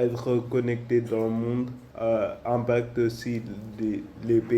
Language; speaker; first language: French; non-native, learner; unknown